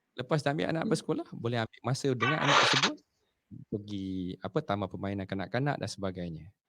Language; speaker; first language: Malay; native; Malay